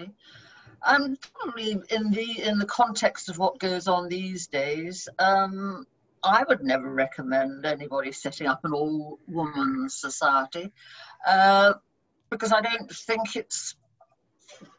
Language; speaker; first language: English; native; English